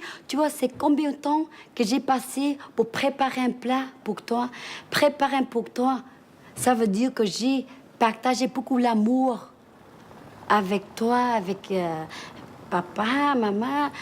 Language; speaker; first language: French; early bilingual, other home language; Vietnamese